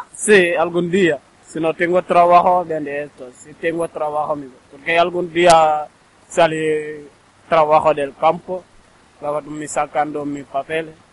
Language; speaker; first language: Spanish; non-native, learner; Wolof